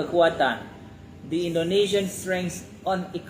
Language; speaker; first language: English; non-native, fluent; Indonesian